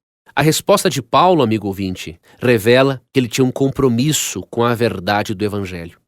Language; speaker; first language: Portuguese; native; Portuguese